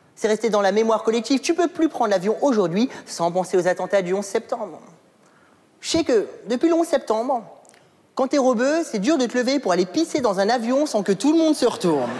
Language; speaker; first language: French; early bilingual, other home language; Arabic